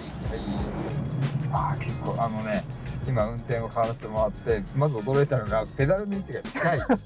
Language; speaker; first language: Japanese; native; Japanese